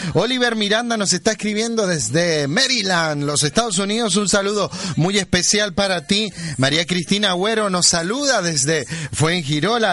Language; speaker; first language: Spanish; native; Spanish